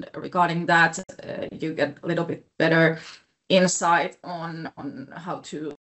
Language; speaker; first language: English; non-native, fluent; Finnish